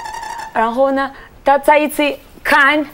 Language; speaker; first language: Chinese; non-native, learner; Russian